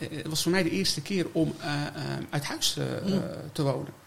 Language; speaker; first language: Dutch; native; Dutch